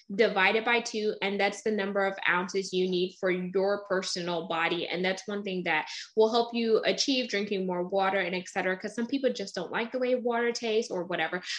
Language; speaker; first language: English; native; English